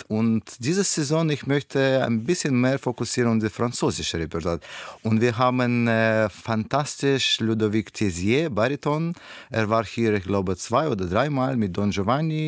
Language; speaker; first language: German; non-native, learner; Russian